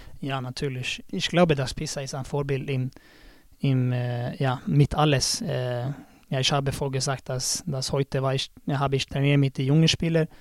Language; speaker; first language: German; non-native, learner; Swedish